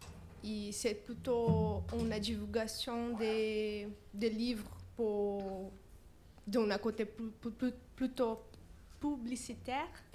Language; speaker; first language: French; non-native, learner; Portuguese